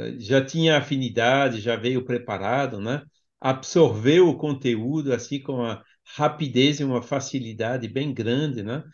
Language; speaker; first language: Portuguese; non-native, fluent; French